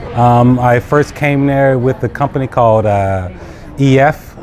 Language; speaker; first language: English; native; English